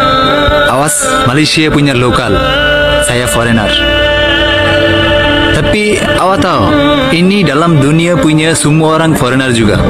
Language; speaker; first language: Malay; non-native, learner; Bangla